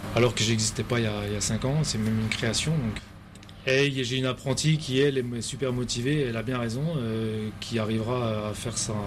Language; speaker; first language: French; native; French